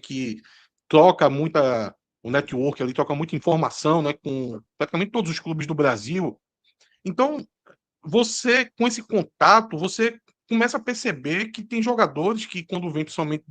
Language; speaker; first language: Portuguese; native; Portuguese